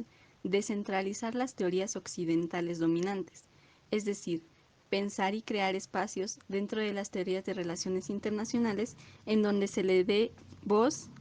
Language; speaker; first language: Spanish; native; Spanish